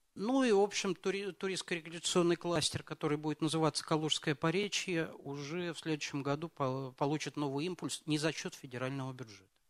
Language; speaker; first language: Russian; native; Russian